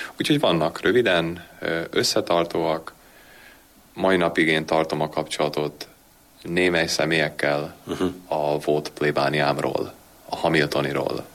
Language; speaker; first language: Hungarian; early bilingual, heritage; Hungarian